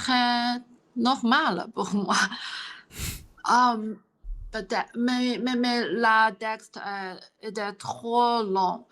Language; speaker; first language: French; non-native, learner; Chinese